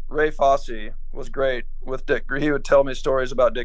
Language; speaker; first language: English; native; English